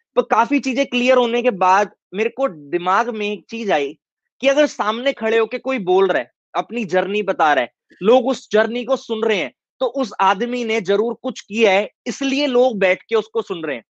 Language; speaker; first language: Hindi; native; Hindi